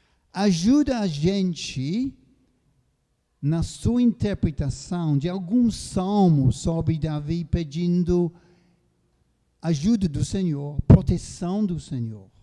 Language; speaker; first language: Portuguese; non-native, fluent; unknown